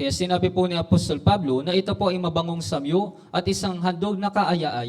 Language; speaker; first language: Filipino; native; Filipino